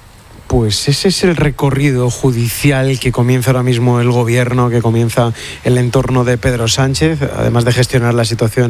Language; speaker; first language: Spanish; native; Spanish